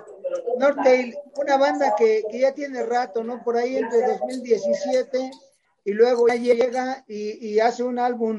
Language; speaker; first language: Spanish; native; Spanish